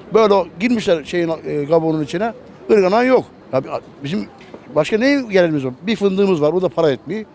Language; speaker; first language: Turkish; native; Turkish